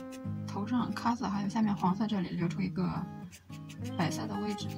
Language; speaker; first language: Chinese; native; Chinese